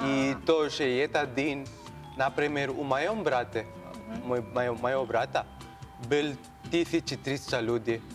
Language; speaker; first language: Russian; non-native, learner; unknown